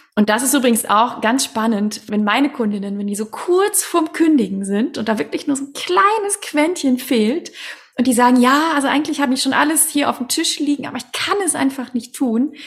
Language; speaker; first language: German; non-native, fluent; Swedish